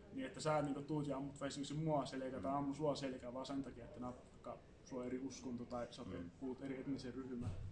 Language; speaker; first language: Finnish; early bilingual, other home language; Assyrian Neo-Aramaic